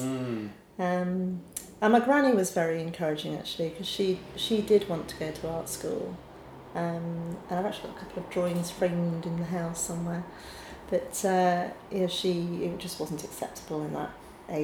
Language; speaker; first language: English; native; English